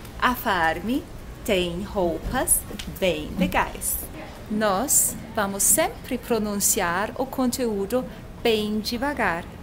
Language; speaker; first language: Portuguese; non-native, fluent; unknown